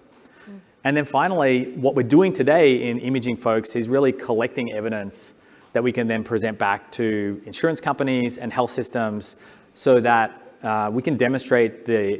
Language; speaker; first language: English; native; English